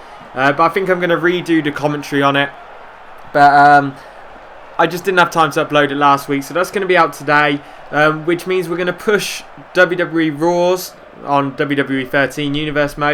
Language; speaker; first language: English; native; English